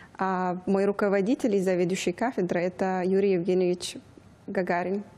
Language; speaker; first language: Russian; non-native, fluent; Persian